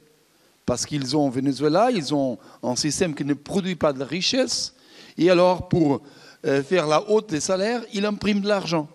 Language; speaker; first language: French; non-native, fluent; Portuguese